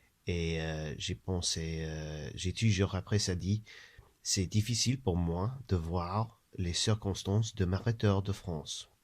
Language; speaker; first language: French; non-native, learner; English